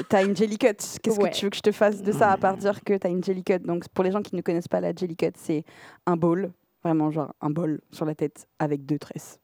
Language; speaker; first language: French; native; French